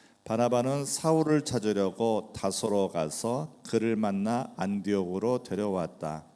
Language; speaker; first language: Korean; native; Korean